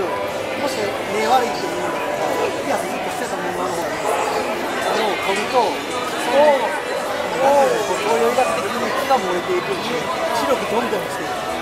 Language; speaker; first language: Japanese; native; Japanese